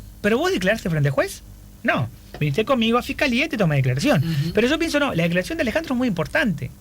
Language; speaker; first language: Spanish; native; Spanish